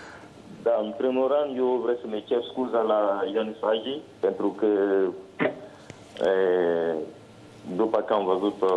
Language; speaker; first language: Romanian; non-native, learner; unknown